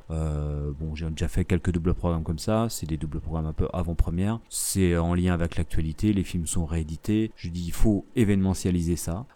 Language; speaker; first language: French; native; French